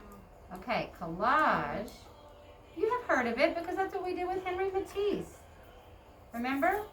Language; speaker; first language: English; native; English